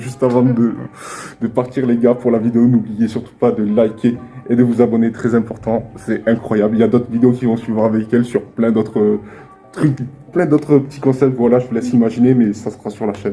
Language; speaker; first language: French; native; French